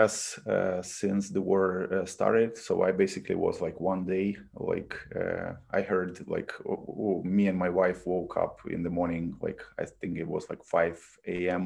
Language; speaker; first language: English; non-native, fluent; Ukrainian